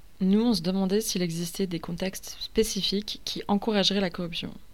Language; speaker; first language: French; non-native, learner; English